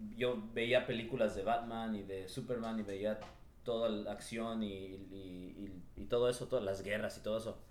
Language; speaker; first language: Spanish; early bilingual, heritage; Spanish